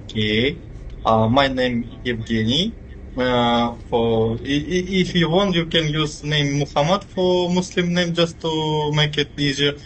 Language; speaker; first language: English; non-native, fluent; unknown